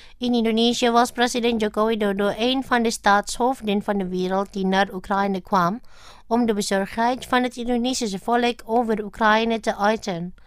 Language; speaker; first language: Dutch; non-native, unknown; Indonesian